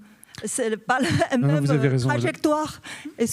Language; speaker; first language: French; non-native, learner; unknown